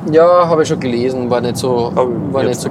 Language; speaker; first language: German; native; German